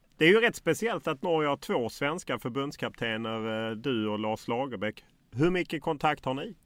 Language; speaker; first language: Swedish; native; Swedish